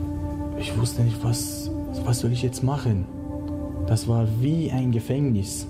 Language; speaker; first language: German; non-native, learner; Persian